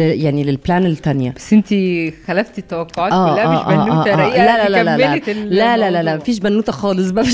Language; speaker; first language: Arabic; native; Arabic